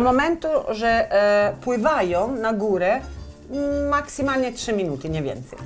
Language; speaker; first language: Polish; non-native, learner; Italian